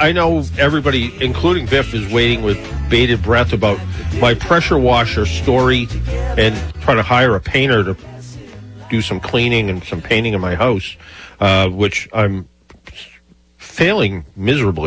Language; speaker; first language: English; native; English